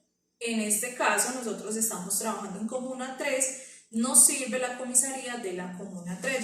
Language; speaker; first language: Spanish; native; Spanish